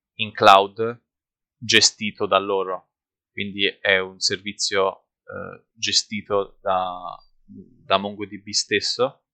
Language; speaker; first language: Italian; native; Italian